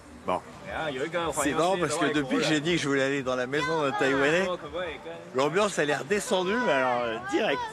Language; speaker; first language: French; native; French